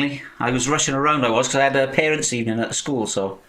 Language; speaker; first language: English; native; English